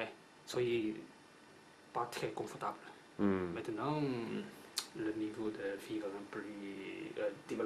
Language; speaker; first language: French; non-native, learner; Chinese